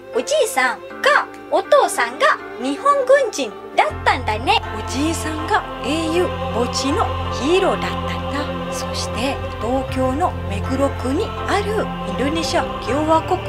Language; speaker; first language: Japanese; non-native, fluent; Malay